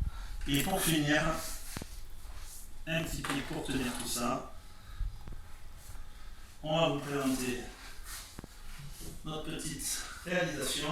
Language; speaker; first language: French; native; French